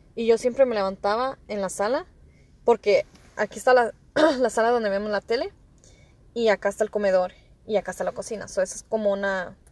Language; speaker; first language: Spanish; early bilingual, heritage; Spanish